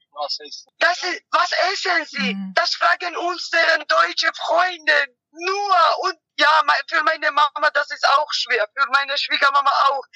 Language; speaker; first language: German; non-native, learner; Georgian